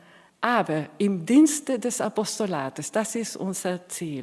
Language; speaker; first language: German; non-native, fluent; Spanish